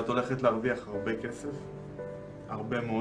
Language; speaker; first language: Hebrew; native; Hebrew